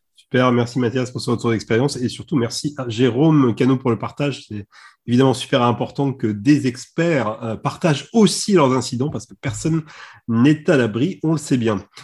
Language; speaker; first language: French; native; French